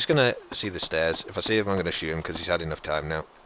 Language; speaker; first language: English; native; English